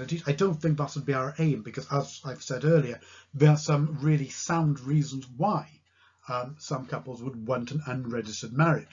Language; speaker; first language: English; native; English